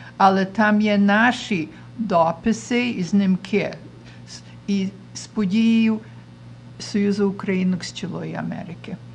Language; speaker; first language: Ukrainian; early bilingual, heritage; Ukrainian